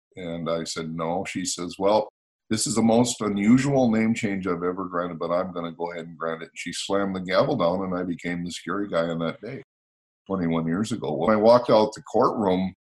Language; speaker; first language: English; native; English